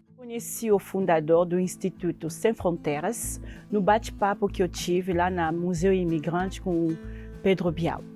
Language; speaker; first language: Portuguese; non-native, fluent; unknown